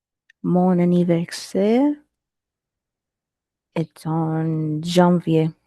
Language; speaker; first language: French; non-native, learner; Spanish